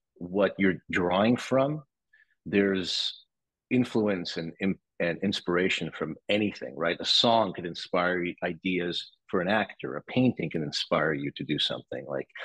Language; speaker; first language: English; native; English